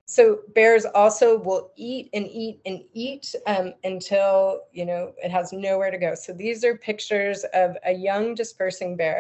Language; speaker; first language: English; native; English